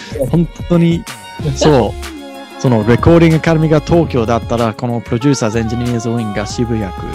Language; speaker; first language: Japanese; non-native, fluent; English